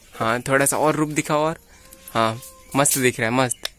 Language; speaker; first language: Hindi; native; Hindi